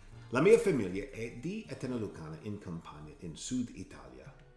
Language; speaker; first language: Italian; non-native, learner; English